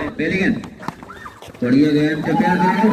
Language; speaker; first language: Hindi; native; Hindi